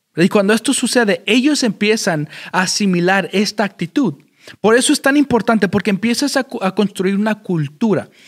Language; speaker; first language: Spanish; early bilingual, heritage; Spanish